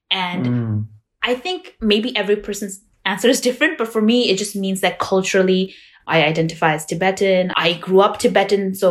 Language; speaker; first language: English; non-native, local second language; Tibetan